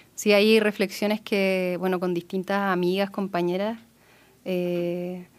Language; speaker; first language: Spanish; native; Spanish